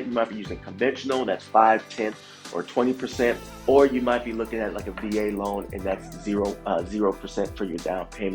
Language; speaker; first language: English; native; English